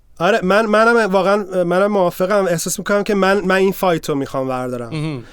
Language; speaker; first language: Persian; native; Persian